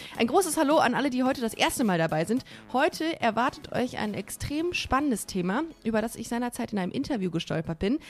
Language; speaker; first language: German; native; German